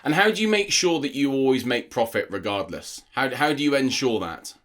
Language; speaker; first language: English; native; English